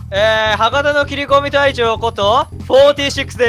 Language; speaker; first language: Japanese; native; Japanese